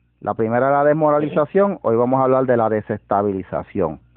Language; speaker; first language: Spanish; native; Spanish